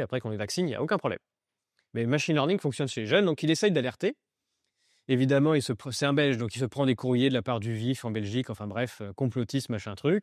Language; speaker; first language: French; native; French